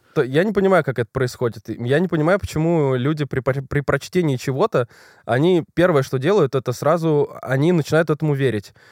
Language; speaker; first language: Russian; native; Russian